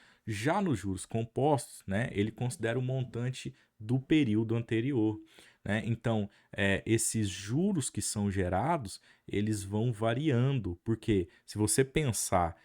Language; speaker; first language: Portuguese; native; Portuguese